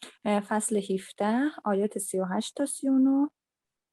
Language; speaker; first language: Persian; native; Persian